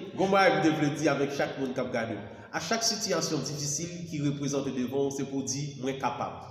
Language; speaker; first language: French; non-native, local second language; Haitian Creole